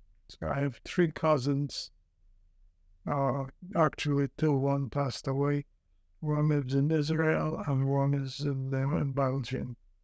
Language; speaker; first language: English; non-native, fluent; Polish